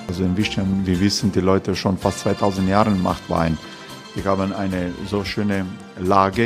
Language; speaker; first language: German; non-native, fluent; Croatian